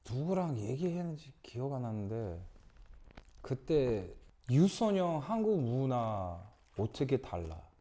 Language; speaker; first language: Korean; early bilingual, other home language; English